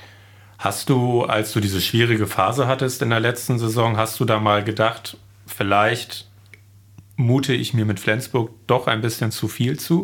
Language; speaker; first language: German; native; German